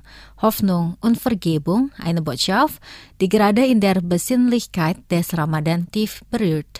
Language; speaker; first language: German; non-native, fluent; Indonesian